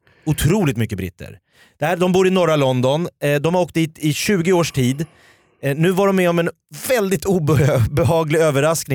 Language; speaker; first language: Swedish; native; Swedish